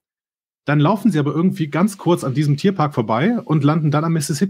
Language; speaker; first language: German; native; German